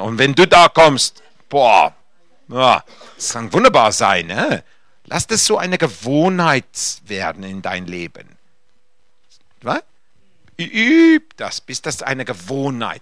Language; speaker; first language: German; non-native, fluent; English